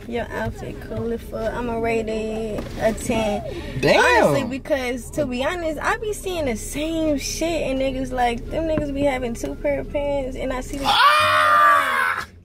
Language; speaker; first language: English; native; English